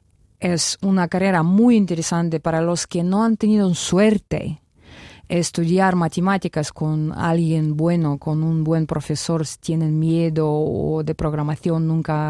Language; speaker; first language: Spanish; non-native, fluent; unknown